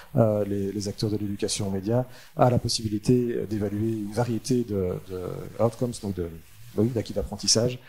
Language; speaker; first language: French; native; French